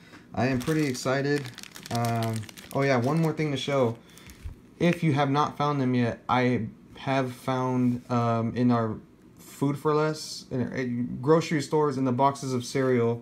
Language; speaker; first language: English; native; English